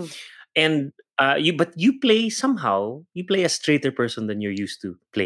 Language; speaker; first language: English; non-native, local second language; Cebuano